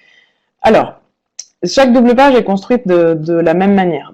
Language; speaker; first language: French; native; French